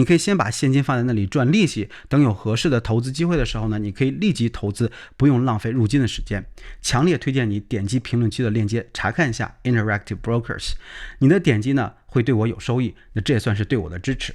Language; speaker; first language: Chinese; native; Chinese